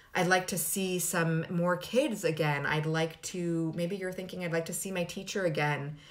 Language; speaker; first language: English; early bilingual, other home language; Spanish